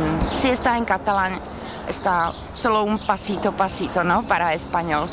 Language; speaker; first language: Spanish; non-native, fluent; Czech